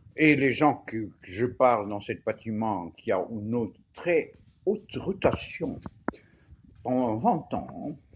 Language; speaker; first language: French; non-native, fluent; Portuguese